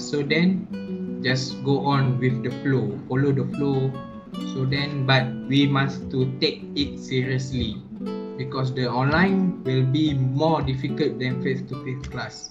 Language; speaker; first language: English; non-native, learner; Malay